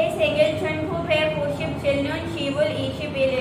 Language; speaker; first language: Korean; non-native, learner; Urdu